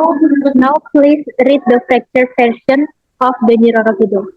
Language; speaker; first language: English; non-native, learner; Indonesian